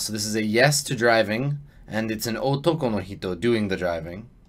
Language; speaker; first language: English; native; English